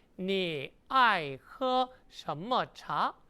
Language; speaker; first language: Chinese; non-native, fluent; Korean